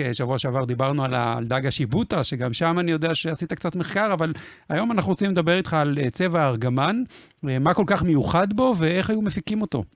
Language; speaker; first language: Hebrew; native; Hebrew